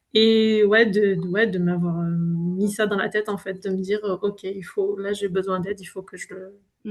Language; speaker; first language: French; native; French